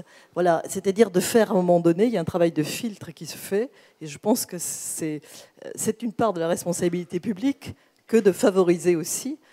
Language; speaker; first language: French; native; French